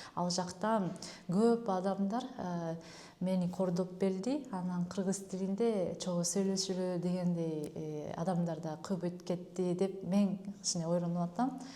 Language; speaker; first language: Kyrgyz; non-native, fluent; Japanese